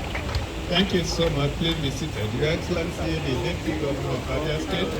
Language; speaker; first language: English; non-native, local second language; Igbo